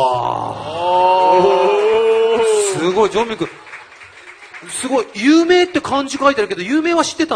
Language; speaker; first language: Japanese; native; Japanese